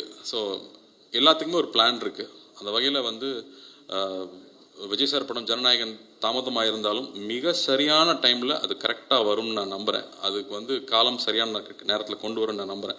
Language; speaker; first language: Tamil; native; Tamil